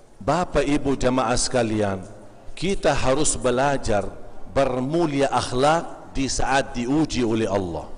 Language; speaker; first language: Malay; non-native, fluent; Arabic